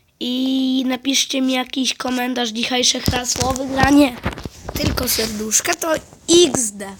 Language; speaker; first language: Polish; native; Polish